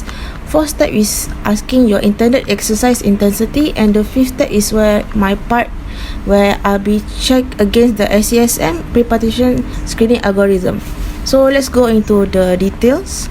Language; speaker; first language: English; non-native, local second language; Malay